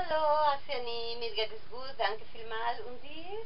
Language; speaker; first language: German; non-native, learner; Spanish